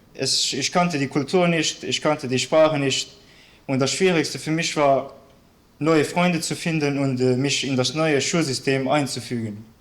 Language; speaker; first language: German; early bilingual, other home language; Bosnian